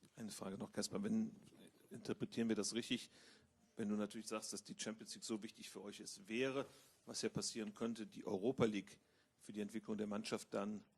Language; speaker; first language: German; native; German